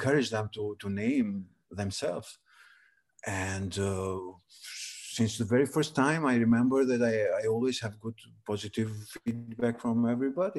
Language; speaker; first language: English; non-native, fluent; Serbian